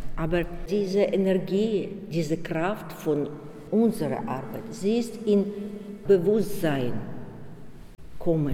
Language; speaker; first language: German; non-native, learner; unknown